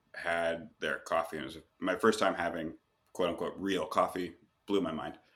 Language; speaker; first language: English; native; English